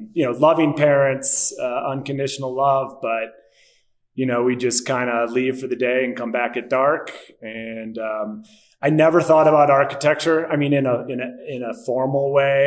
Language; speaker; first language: English; native; English